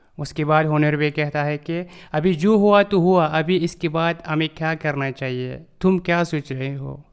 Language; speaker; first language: Urdu; non-native, learner; Turkish